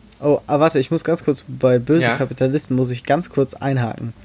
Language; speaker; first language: German; native; German